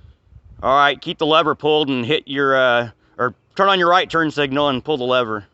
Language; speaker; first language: English; native; English